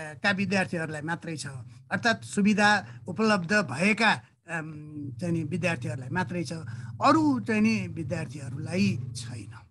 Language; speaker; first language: Nepali; native; Nepali